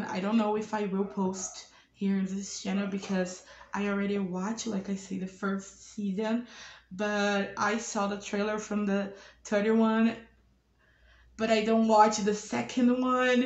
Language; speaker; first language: English; non-native, learner; Portuguese